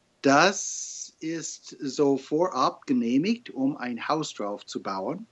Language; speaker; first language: German; non-native, fluent; English